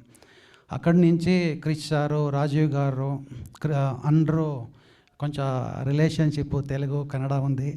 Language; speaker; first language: Telugu; non-native, learner; Kannada